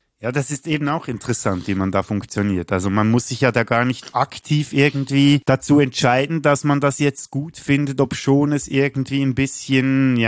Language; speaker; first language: German; native; German